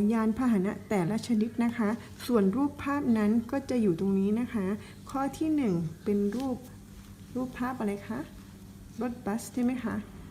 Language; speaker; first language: Thai; non-native, local second language; Pattani Malay